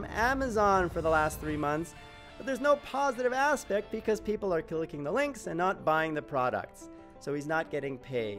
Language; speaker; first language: English; native; English